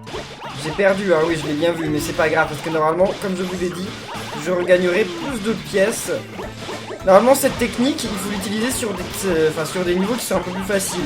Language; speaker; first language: French; native; French